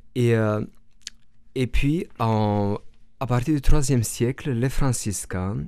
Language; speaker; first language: French; non-native, fluent; Romanian